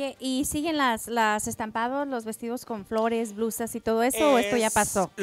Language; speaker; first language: Spanish; native; Spanish